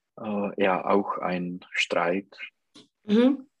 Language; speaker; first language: German; non-native, learner; Czech